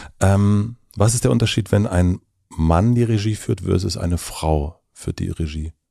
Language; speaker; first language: German; native; German